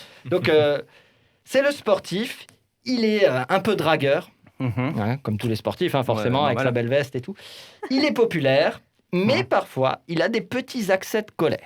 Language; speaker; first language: French; native; French